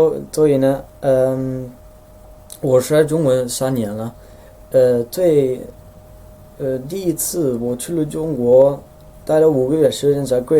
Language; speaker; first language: Chinese; non-native, fluent; Dutch